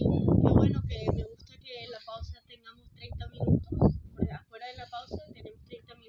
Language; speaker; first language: Spanish; early bilingual, heritage; Spanish